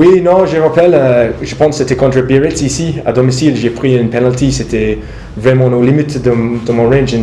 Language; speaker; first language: French; non-native, fluent; English